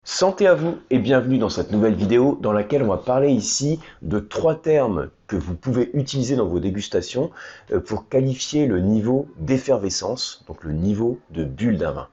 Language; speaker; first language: French; native; French